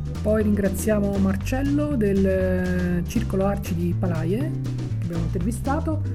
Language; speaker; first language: Italian; native; Italian